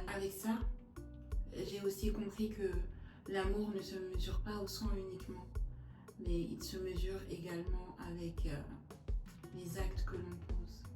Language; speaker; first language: French; native; French